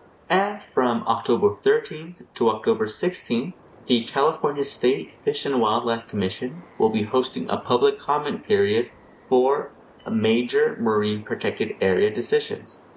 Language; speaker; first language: English; early bilingual, other home language; Spanish